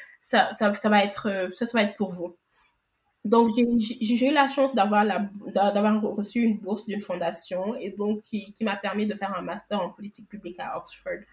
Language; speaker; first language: French; non-native, local second language; Wolof